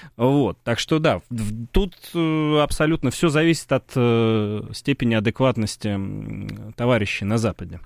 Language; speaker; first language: Russian; native; Russian